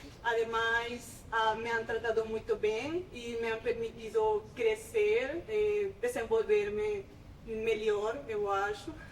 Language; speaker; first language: Portuguese; non-native, fluent; Spanish